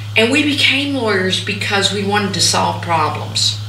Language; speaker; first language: English; native; English